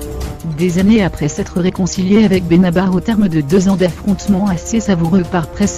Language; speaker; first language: French; native; French